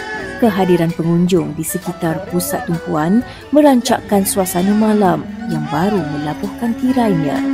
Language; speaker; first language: Malay; native; Malay